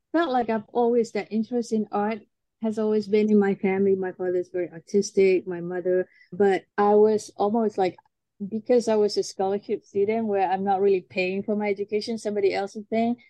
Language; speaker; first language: English; non-native, local second language; Malay